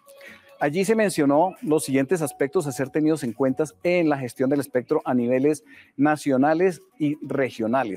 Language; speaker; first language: Spanish; native; Spanish